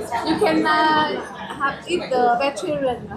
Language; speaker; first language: English; non-native, learner; Vietnamese